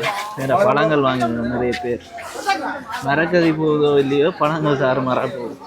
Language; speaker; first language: Tamil; native; Tamil